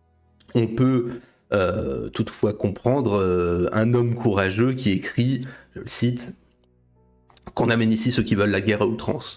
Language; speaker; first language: French; native; French